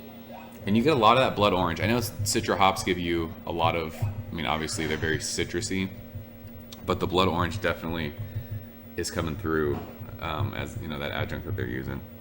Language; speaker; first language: English; native; English